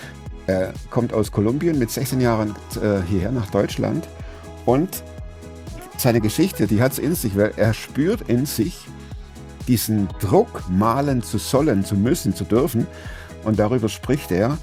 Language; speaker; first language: German; native; German